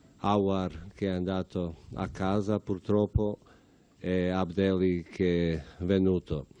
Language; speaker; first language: Italian; non-native, fluent; Bosnian